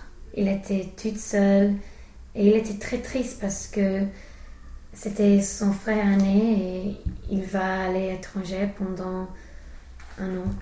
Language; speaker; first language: French; non-native, learner; English